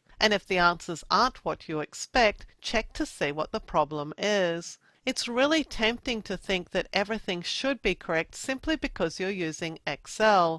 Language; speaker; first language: English; native; English